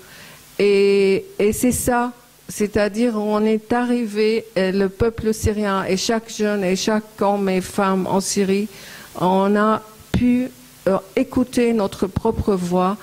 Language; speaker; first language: French; non-native, fluent; Arabic